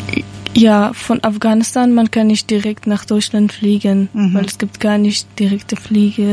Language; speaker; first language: German; non-native, learner; Persian